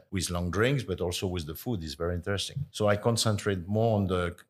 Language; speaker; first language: English; non-native, fluent; French